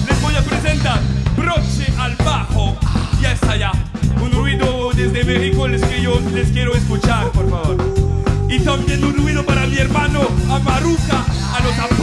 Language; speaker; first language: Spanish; non-native, fluent; French